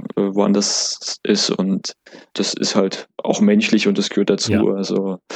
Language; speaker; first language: German; native; German